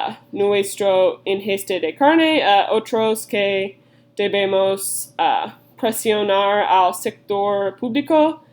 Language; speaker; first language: Spanish; non-native, learner; English